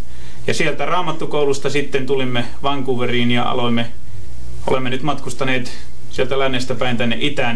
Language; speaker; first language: Finnish; native; Finnish